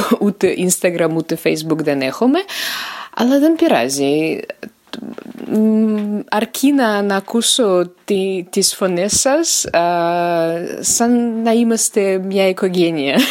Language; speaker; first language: Greek; non-native, learner; Russian